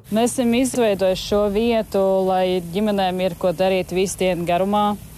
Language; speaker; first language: Latvian; early bilingual, heritage; Latvian